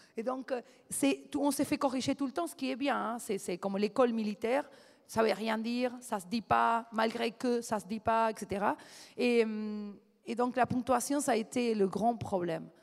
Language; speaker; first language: French; non-native, fluent; Spanish